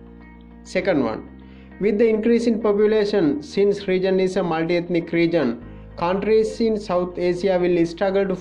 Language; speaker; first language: English; non-native, local second language; Sinhala